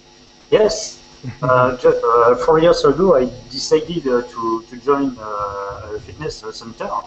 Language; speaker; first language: English; non-native, learner; French